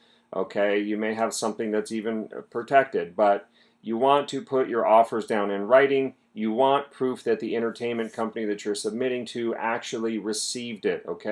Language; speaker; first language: English; native; English